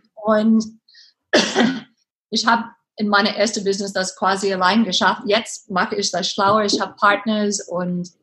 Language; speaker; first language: German; non-native, learner; English